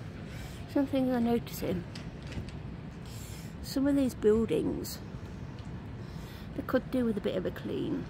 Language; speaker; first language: English; native; English